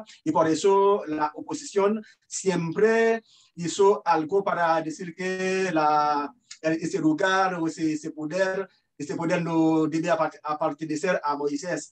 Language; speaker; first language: Spanish; non-native, fluent; Haitian Creole